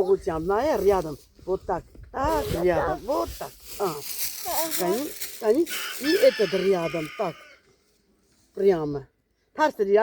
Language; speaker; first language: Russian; non-native, fluent; Armenian